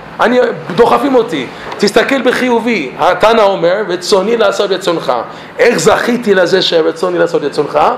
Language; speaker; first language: Hebrew; non-native, fluent; English